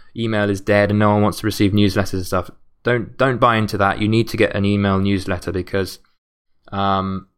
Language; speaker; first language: English; native; English